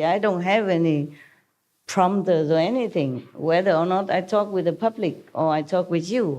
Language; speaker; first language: English; non-native, fluent; Vietnamese